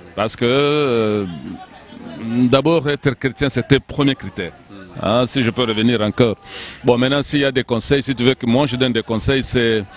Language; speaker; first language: French; non-native, local second language; Lingala